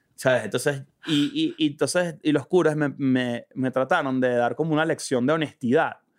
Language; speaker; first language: Spanish; native; Spanish